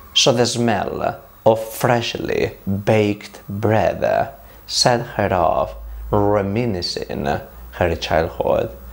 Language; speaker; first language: English; non-native, fluent; Spanish